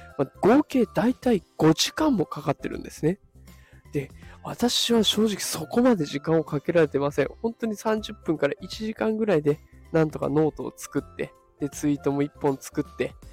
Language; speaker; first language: Japanese; native; Japanese